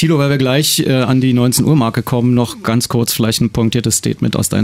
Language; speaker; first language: German; native; German